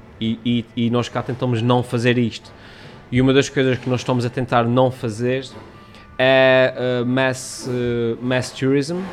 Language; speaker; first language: Portuguese; native; Portuguese